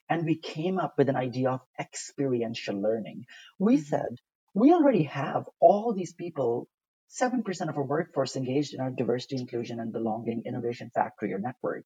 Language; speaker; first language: English; non-native, local second language; Urdu